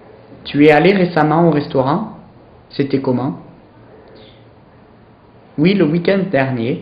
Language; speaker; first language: French; non-native, learner; English